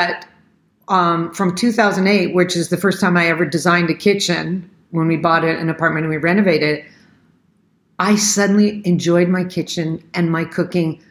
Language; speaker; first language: English; native; English